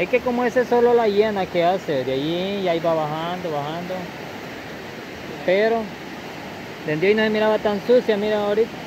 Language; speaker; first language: Spanish; native; Spanish